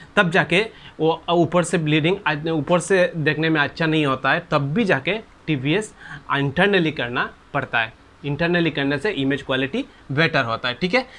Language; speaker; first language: Hindi; non-native, local second language; Bangla